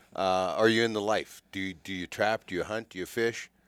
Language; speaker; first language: English; native; English